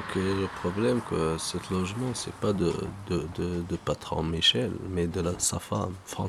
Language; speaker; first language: French; non-native, local second language; Arabic